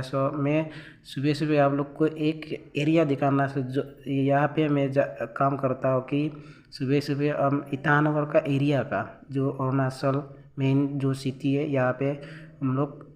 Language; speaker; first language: Hindi; non-native, local second language; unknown